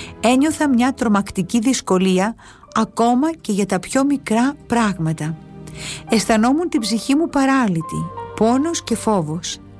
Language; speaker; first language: Greek; native; Greek